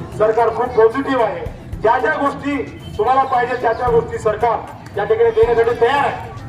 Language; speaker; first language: Marathi; native; Marathi